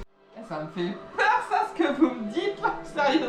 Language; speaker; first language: French; native; French